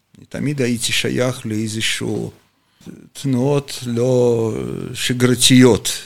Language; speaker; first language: Hebrew; non-native, fluent; Russian